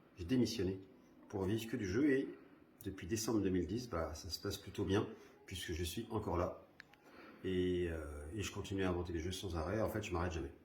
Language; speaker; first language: French; early bilingual, other home language; Spanish